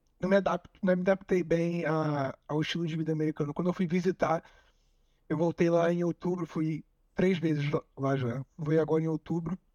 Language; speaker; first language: Portuguese; native; Portuguese